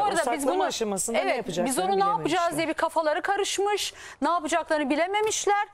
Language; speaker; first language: Turkish; native; Turkish